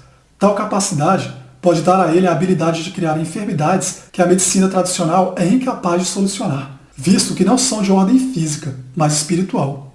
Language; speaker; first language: Portuguese; native; Portuguese